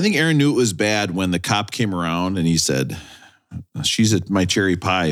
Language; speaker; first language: English; native; English